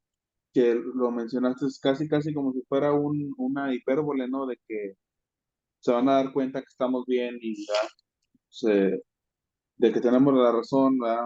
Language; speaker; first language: Spanish; native; Spanish